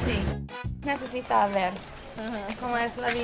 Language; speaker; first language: Spanish; non-native, learner; English